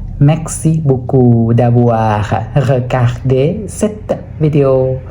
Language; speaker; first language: French; non-native, fluent; Thai